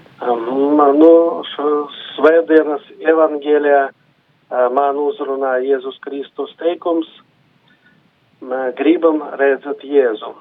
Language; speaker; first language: Latvian; non-native, local second language; Russian